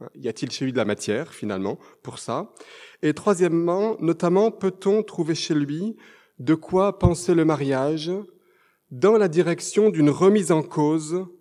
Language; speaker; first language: French; native; French